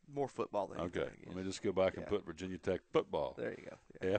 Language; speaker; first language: English; native; English